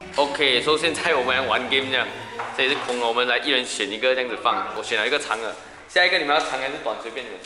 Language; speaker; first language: Chinese; native; Chinese